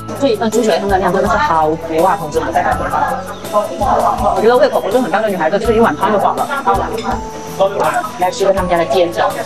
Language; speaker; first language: Chinese; native; Chinese